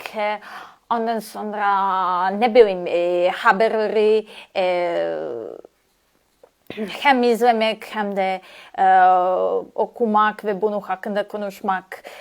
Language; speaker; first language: Turkish; non-native, learner; Serbian